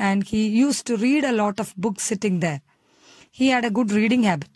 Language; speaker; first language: English; non-native, local second language; Malayalam